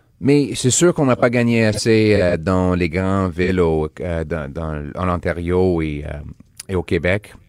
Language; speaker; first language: French; non-native, local second language; English